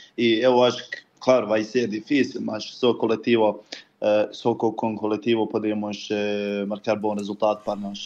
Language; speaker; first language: Portuguese; non-native, learner; Bosnian